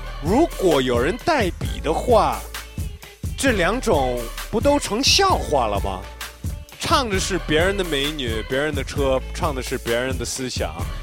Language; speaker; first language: Chinese; early bilingual, heritage; Chinese